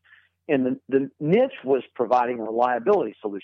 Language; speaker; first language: English; native; English